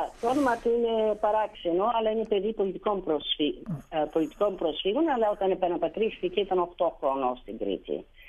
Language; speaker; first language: Greek; native; Greek